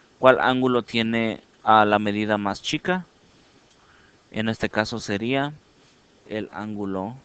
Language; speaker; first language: Spanish; early bilingual, heritage; Spanish